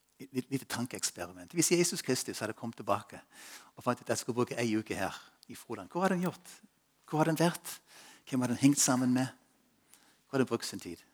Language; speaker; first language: Norwegian; non-native, fluent; English